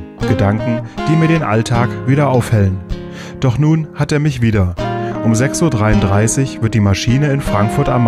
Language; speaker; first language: German; native; German